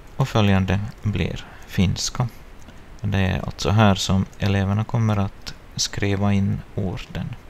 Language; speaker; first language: Swedish; native; Swedish